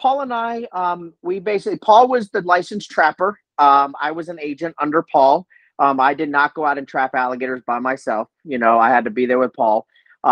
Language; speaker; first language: English; native; English